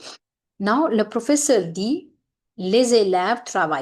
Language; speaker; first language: French; non-native, fluent; Hindi